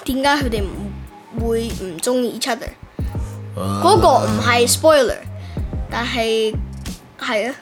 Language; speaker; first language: Cantonese; early bilingual, heritage; Cantonese